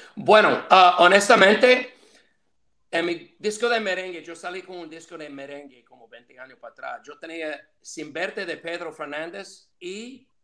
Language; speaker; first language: Spanish; non-native, fluent; English